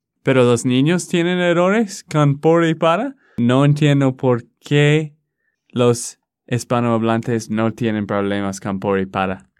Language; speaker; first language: Spanish; non-native, fluent; English